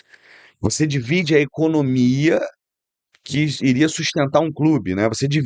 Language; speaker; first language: Portuguese; native; Portuguese